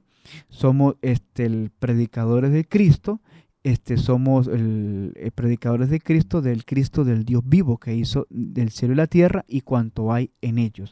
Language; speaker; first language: Spanish; native; Spanish